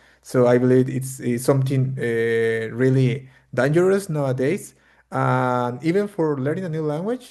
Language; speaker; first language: English; non-native, fluent; Spanish